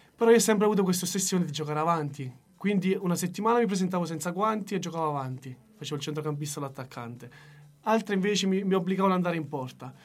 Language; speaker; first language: Italian; early bilingual, other home language; Ukrainian